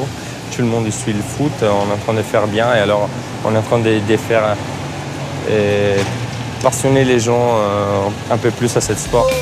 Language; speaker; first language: French; non-native, fluent; Italian